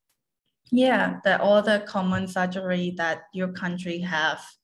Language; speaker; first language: English; non-native, fluent; Khmer